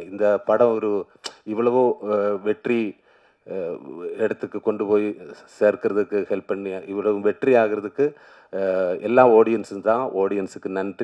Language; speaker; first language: Tamil; non-native, learner; Malayalam